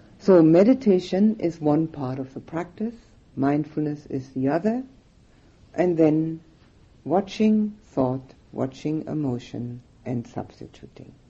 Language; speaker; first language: English; non-native, fluent; German